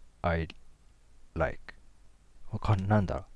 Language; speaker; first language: Japanese; native; Japanese